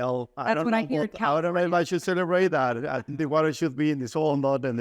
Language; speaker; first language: English; non-native, fluent; Spanish